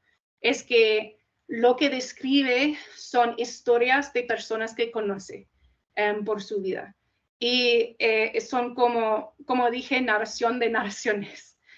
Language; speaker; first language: Spanish; non-native, fluent; English